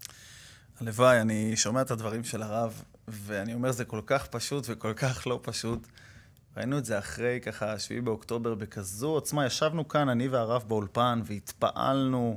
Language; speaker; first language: Hebrew; native; Hebrew